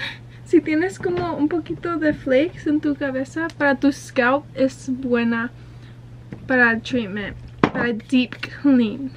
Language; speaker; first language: Spanish; early bilingual, heritage; Spanish